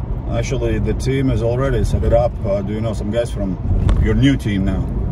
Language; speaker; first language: English; non-native, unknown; Latvian